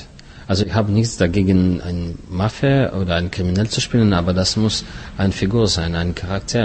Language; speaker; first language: German; non-native, fluent; Russian